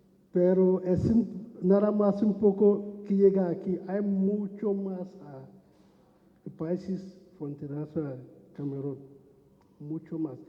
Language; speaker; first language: Spanish; non-native, learner; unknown